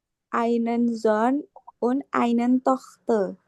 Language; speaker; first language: German; non-native, learner; Indonesian